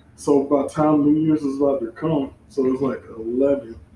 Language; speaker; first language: English; native; English